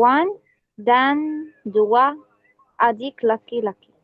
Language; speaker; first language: Indonesian; non-native, learner; Arabic